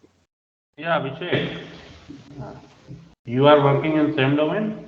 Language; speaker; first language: English; non-native, local second language; Hindi